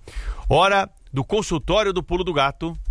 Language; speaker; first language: Portuguese; native; Portuguese